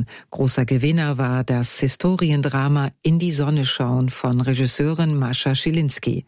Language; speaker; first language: German; native; German